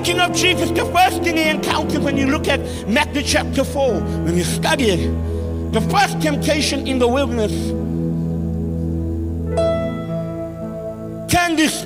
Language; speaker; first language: English; native; English